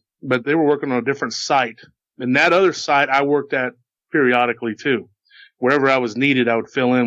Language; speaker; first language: English; native; English